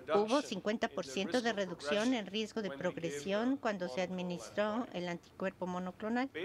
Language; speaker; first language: Spanish; non-native, fluent; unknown